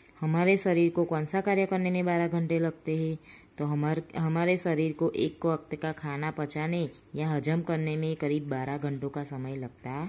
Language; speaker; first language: Hindi; non-native, local second language; Gujarati